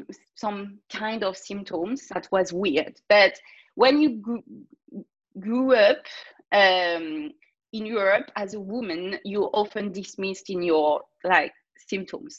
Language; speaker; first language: English; non-native, fluent; French